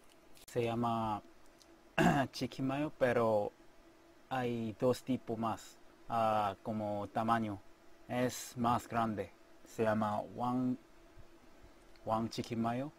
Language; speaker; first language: Spanish; non-native, learner; Korean